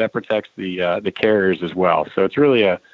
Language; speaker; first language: English; native; English